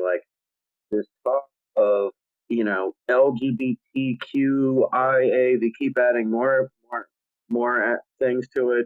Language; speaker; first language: English; native; English